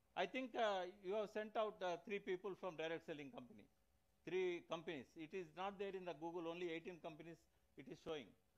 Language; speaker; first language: English; non-native, local second language; Telugu